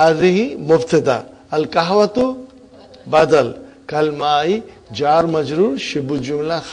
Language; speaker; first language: Arabic; non-native, fluent; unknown